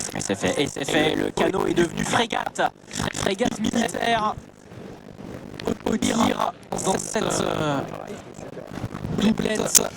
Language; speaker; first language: French; native; French